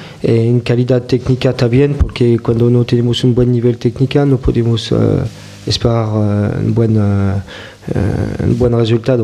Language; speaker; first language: Spanish; non-native, fluent; French